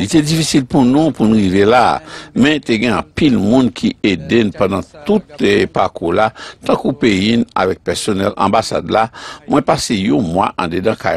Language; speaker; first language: French; early bilingual, heritage; Haitian Creole